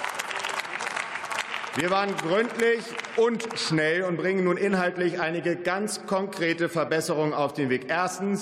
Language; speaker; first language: German; native; German